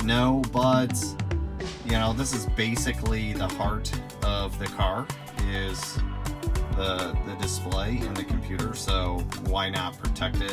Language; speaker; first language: English; native; English